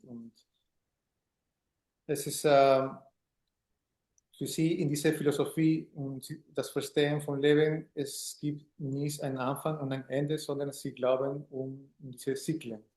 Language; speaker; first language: German; non-native, fluent; Spanish